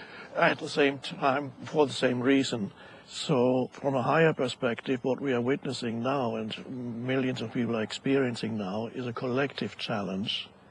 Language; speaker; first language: English; non-native, fluent; German